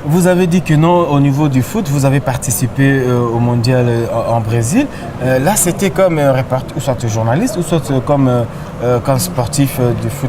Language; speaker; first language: French; non-native, local second language; Lingala